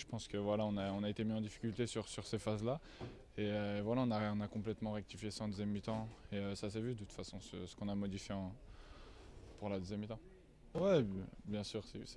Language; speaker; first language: French; native; French